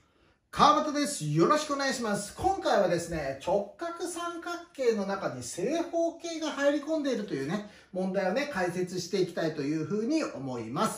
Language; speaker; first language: Japanese; native; Japanese